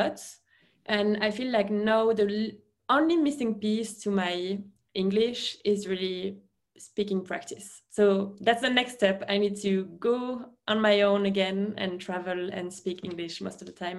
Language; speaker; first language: English; non-native, fluent; French